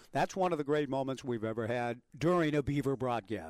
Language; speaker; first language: English; native; English